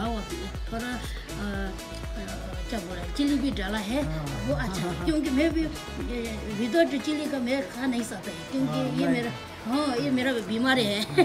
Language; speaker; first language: Hindi; non-native, local second language; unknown